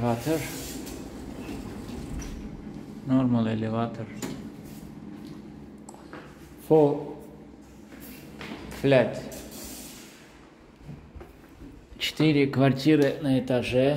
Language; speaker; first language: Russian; non-native, fluent; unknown